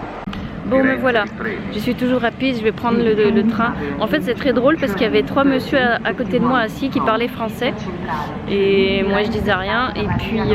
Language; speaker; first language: French; native; French